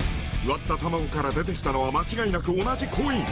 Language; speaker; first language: Japanese; native; Japanese